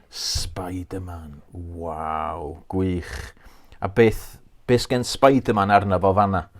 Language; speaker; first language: Welsh; native; Welsh